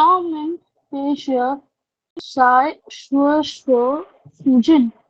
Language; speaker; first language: Chinese; non-native, learner; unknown